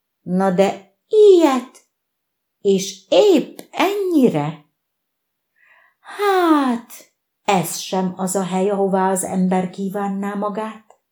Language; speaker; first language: Hungarian; native; Hungarian